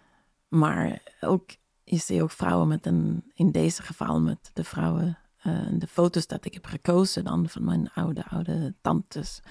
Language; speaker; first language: Dutch; non-native, fluent; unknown